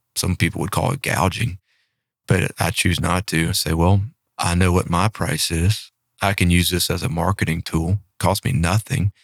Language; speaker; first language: English; native; English